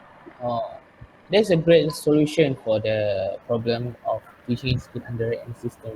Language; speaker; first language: English; non-native, learner; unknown